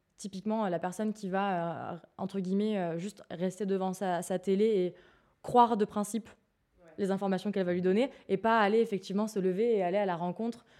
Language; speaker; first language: French; native; French